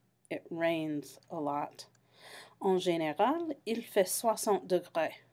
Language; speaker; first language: French; non-native, fluent; English